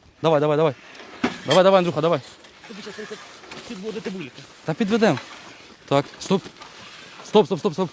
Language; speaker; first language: Ukrainian; native; Ukrainian